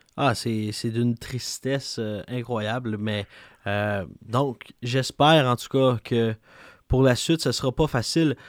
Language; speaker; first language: French; native; French